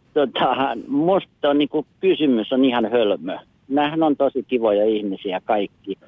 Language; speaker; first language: Finnish; native; Finnish